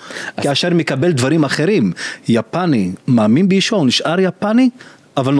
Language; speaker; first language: Hebrew; non-native, local second language; Arabic